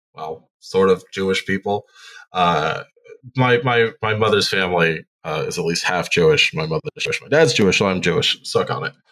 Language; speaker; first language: English; native; English